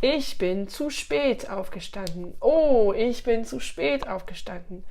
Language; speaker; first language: German; non-native, fluent; French